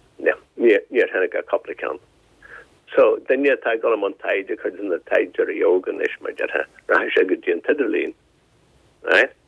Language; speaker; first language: Irish; non-native, local second language; English